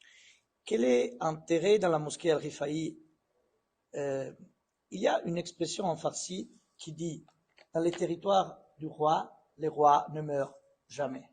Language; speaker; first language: French; non-native, fluent; Italian